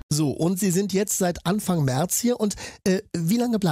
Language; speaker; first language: German; native; German